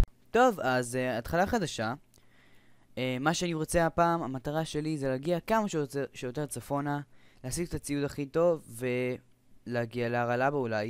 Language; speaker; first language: Hebrew; native; Hebrew